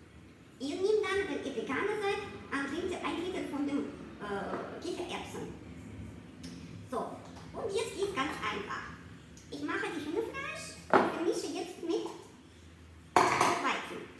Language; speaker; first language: German; non-native, fluent; Russian